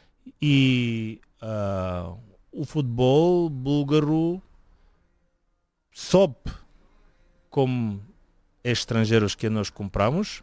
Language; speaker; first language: Portuguese; non-native, fluent; Bulgarian